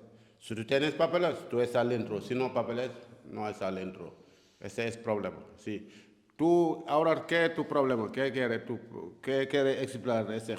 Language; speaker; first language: Spanish; non-native, learner; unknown